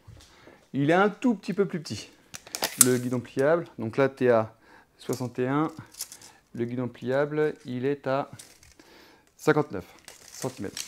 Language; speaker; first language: French; native; French